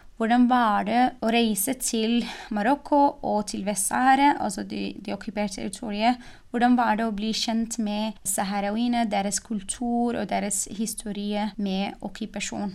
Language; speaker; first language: Norwegian; non-native, fluent; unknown